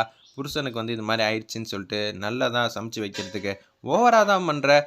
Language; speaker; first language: Tamil; native; Tamil